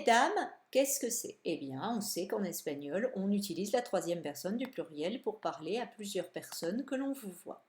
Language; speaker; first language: French; native; French